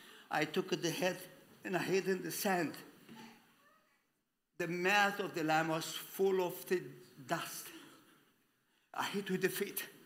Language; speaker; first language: English; non-native, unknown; Romanian